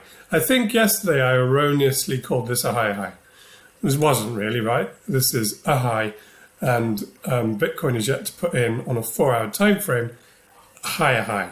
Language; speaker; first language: English; native; English